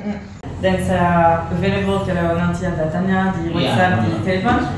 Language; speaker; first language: Indonesian; non-native, learner; French